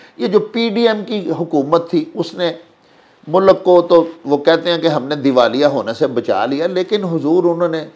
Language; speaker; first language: Urdu; non-native, local second language; Punjabi